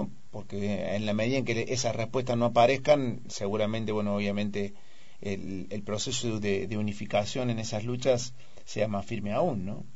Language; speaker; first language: Spanish; native; Spanish